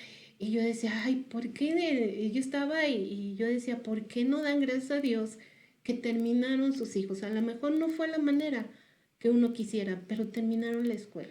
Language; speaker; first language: Spanish; native; Spanish